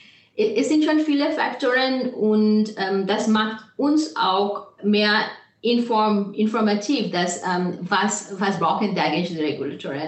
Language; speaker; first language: German; non-native, fluent; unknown